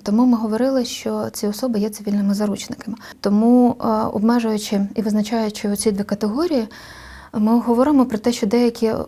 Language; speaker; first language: Ukrainian; native; Ukrainian